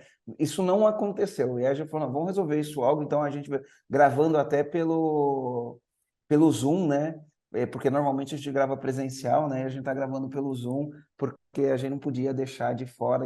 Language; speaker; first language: Portuguese; native; Portuguese